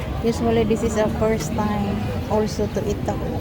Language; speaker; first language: English; non-native, learner; Filipino